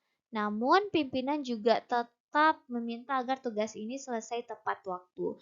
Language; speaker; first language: Indonesian; native; Indonesian